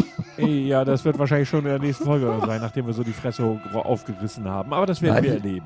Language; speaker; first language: German; native; German